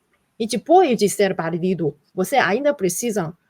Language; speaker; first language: Portuguese; non-native, fluent; Chinese